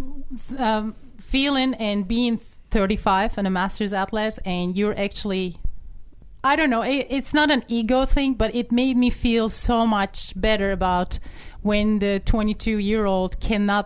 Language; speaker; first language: English; non-native, fluent; Turkish